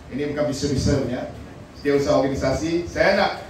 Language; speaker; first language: Malay; non-native, local second language; Min Nan Chinese